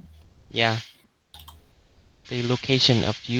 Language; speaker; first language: English; non-native, learner; Vietnamese